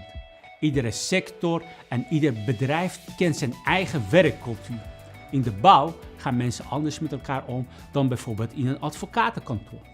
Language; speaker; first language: Dutch; non-native, fluent; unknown